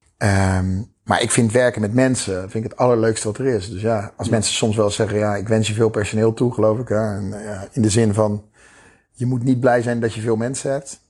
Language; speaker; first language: Dutch; native; Dutch